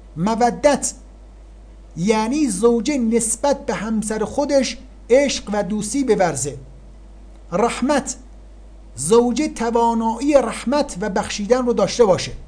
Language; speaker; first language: Persian; native; Persian